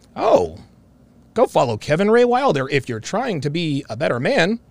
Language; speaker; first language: English; native; English